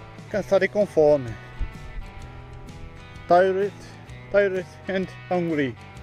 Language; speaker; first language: English; non-native, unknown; Portuguese